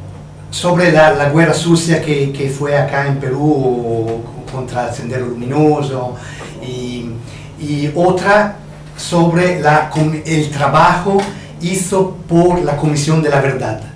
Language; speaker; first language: Spanish; non-native, fluent; Italian